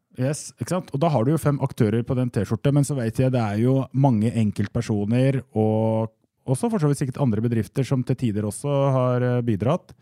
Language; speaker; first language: Norwegian; native; Norwegian